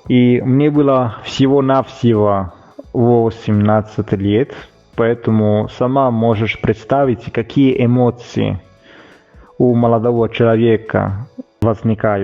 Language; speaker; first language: Russian; non-native, fluent; Italian